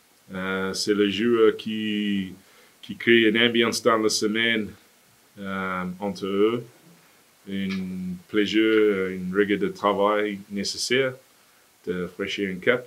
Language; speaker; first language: French; non-native, fluent; English